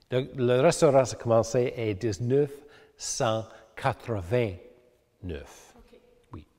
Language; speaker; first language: French; early bilingual, heritage; English